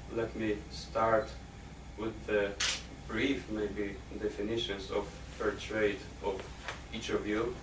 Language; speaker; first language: English; non-native, fluent; Polish